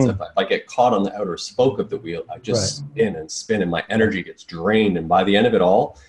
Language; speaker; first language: English; native; English